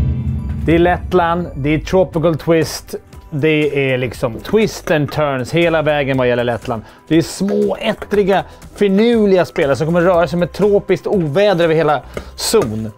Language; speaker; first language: Swedish; native; Swedish